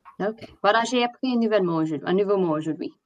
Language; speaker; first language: French; non-native, fluent; English